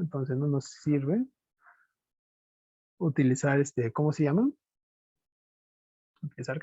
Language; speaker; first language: Spanish; native; Spanish